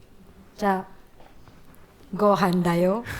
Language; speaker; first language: Japanese; non-native, learner; English